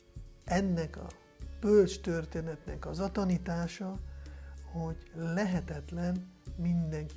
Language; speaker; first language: Hungarian; non-native, fluent; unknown